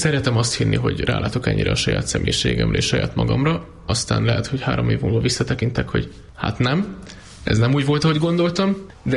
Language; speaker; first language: Hungarian; native; Hungarian